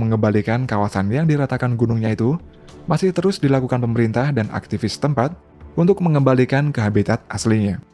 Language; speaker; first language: Indonesian; native; Indonesian